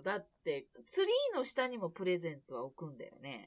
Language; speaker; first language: Japanese; early bilingual, heritage; Japanese